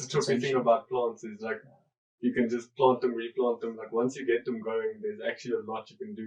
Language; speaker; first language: English; native; English